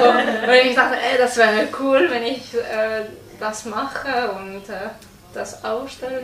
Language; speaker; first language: German; non-native, local second language; French